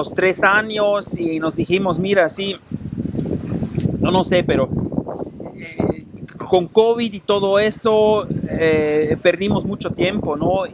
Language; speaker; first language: Spanish; non-native, fluent; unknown